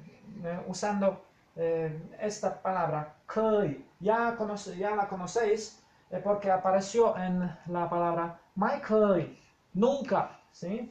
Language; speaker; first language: Spanish; non-native, fluent; Polish